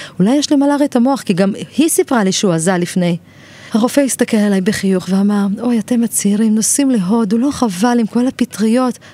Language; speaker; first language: Hebrew; native; Hebrew